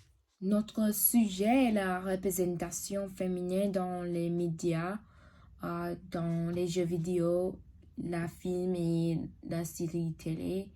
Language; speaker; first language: French; non-native, learner; English